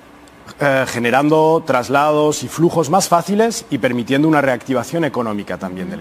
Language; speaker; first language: Spanish; native; Spanish